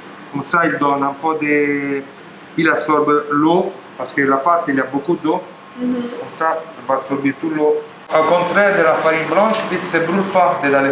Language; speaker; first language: French; non-native, learner; Italian